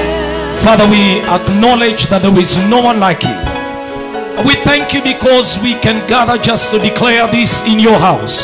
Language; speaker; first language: English; non-native, local second language; Swahili